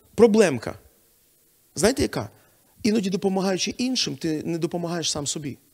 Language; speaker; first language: Ukrainian; non-native, local second language; Russian